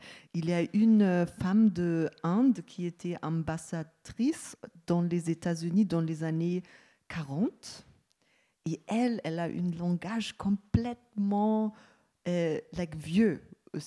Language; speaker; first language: French; non-native, fluent; German